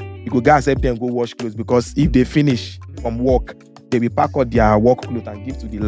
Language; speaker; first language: English; non-native, local second language; Yoruba